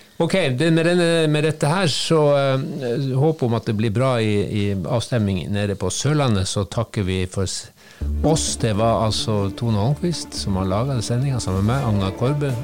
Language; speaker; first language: Norwegian; native; Norwegian